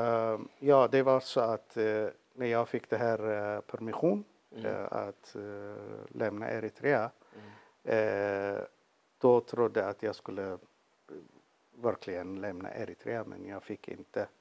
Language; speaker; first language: Swedish; non-native, fluent; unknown